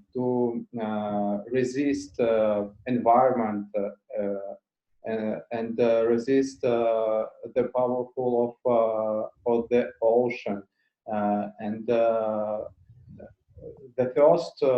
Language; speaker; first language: English; non-native, learner; Russian